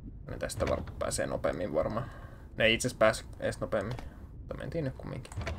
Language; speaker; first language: Finnish; native; Finnish